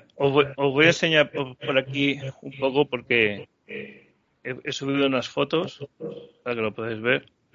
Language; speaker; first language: Spanish; native; Spanish